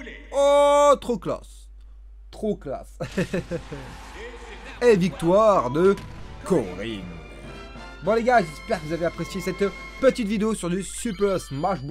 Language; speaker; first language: French; native; French